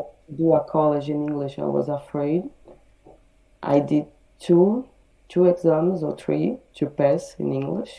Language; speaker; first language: English; non-native, learner; Portuguese